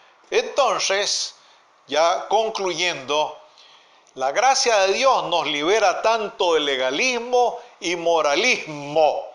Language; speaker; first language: Spanish; native; Spanish